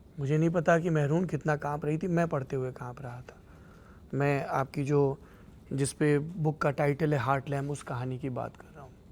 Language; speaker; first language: Hindi; native; Hindi